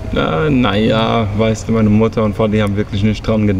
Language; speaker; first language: German; early bilingual, heritage; English